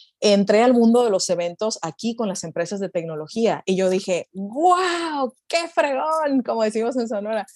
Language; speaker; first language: Spanish; native; Spanish